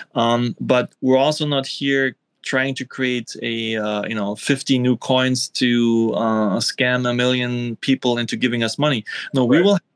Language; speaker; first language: English; non-native, fluent; German